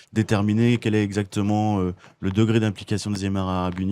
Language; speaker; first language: French; native; French